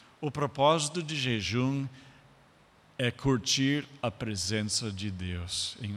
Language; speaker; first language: Portuguese; non-native, fluent; English